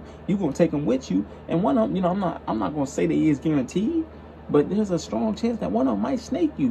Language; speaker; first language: English; native; English